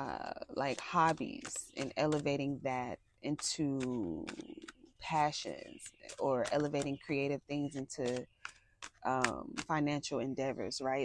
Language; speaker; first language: English; native; English